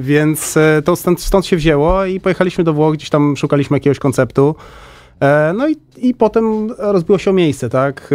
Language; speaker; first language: Polish; native; Polish